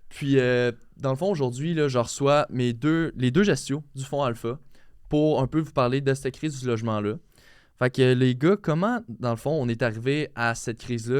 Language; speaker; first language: French; native; French